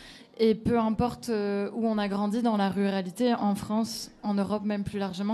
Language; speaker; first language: French; native; French